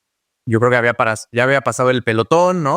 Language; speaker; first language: Spanish; native; Spanish